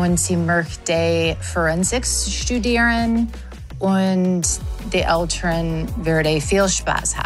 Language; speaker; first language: German; non-native, learner; English